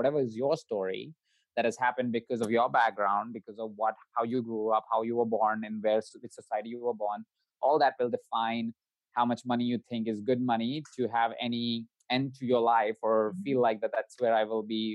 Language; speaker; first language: English; non-native, local second language; Hindi